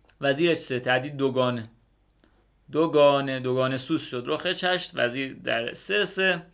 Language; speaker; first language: Persian; native; Persian